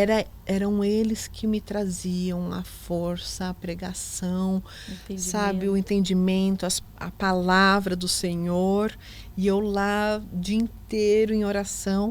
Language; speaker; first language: Portuguese; native; Portuguese